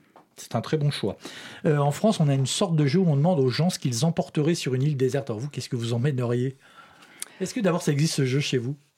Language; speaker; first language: French; native; French